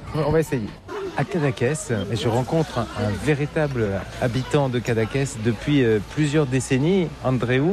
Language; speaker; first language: French; native; French